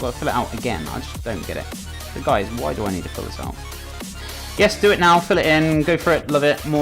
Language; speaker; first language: English; native; English